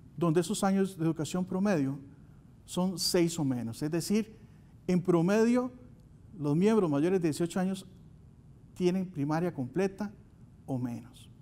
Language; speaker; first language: Spanish; native; Spanish